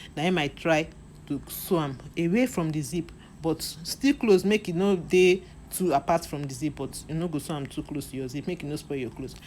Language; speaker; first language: Nigerian Pidgin; non-native, local second language; Igbo